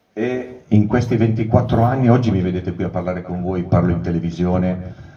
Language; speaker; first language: Italian; native; Italian